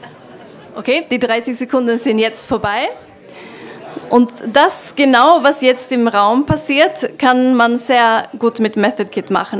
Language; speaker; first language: German; non-native, fluent; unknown